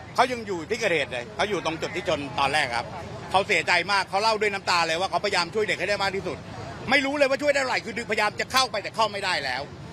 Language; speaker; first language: Thai; native; Thai